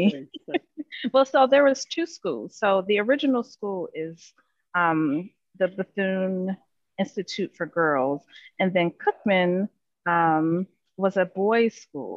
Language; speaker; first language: English; native; English